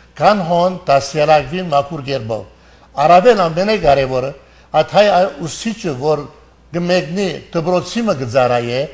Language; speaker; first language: Armenian; early bilingual, heritage; Armenian